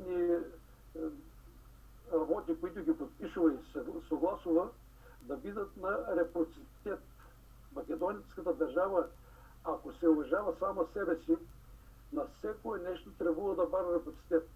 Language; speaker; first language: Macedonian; early bilingual, heritage; Macedonian